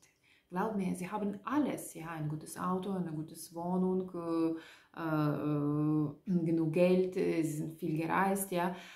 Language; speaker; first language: German; non-native, learner; Russian